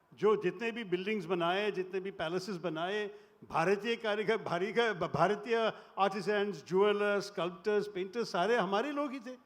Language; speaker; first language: Hindi; non-native, local second language; Malayalam